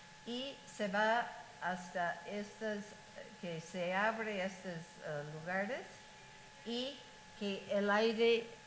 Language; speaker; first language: Spanish; non-native, fluent; English